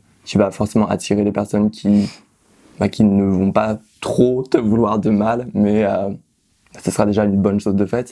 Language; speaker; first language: French; native; French